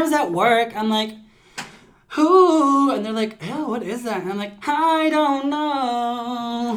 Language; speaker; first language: English; early bilingual, other home language; Spanish